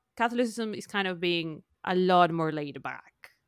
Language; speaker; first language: English; non-native, fluent; Spanish